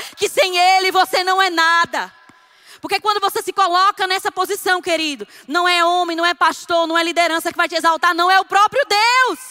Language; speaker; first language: Portuguese; native; Portuguese